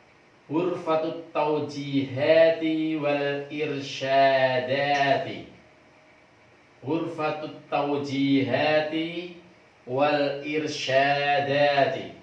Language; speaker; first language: Arabic; non-native, fluent; Indonesian